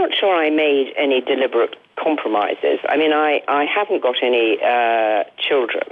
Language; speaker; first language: English; native; English